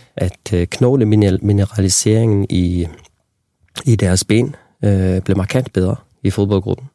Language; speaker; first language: Danish; non-native, local second language; Faroese